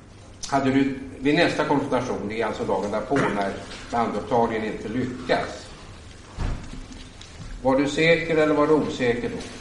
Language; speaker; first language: Swedish; native; Swedish